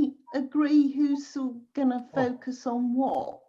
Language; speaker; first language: English; native; English